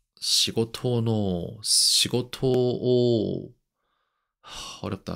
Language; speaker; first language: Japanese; non-native, learner; Korean